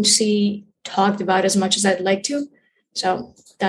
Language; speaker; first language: English; non-native, local second language; Hindi